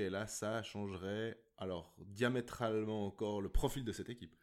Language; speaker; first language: French; native; French